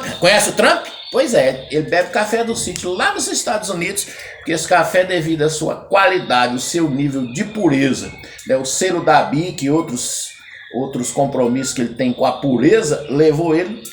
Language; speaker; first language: Portuguese; native; Portuguese